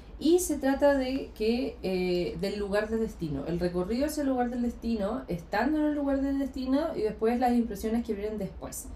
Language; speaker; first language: Spanish; native; Spanish